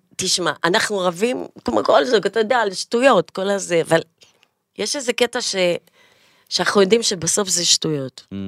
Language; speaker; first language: Hebrew; native; Hebrew